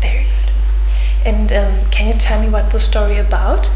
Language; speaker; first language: English; non-native, fluent; German